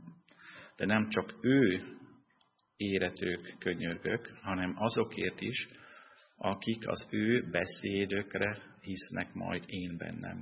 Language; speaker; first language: Hungarian; non-native, fluent; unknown